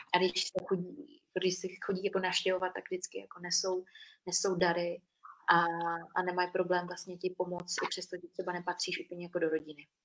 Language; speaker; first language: Czech; early bilingual, other home language; Vietnamese